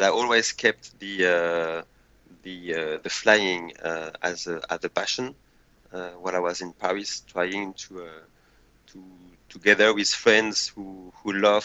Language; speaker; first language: English; non-native, fluent; French